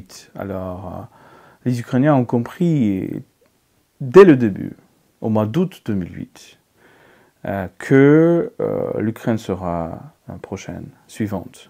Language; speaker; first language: French; non-native, fluent; Ukrainian